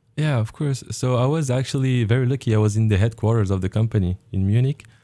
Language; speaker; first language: English; non-native, fluent; Arabic